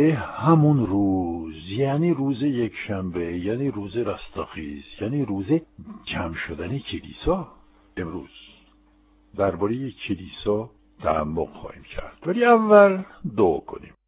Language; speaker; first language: Persian; non-native, fluent; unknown